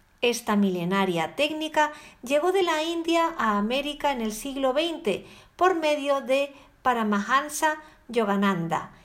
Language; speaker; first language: Spanish; native; Spanish